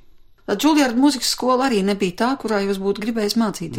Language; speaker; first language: Latvian; native; Latvian